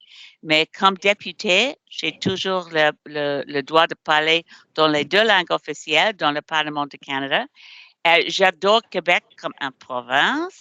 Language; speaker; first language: French; non-native, learner; English